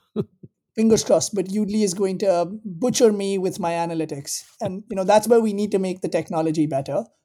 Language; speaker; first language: English; non-native, local second language; Hindi